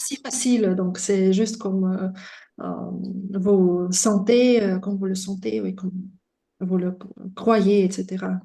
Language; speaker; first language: French; non-native, fluent; Russian